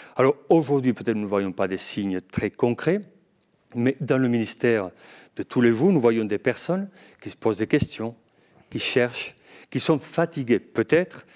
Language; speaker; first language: French; non-native, fluent; Spanish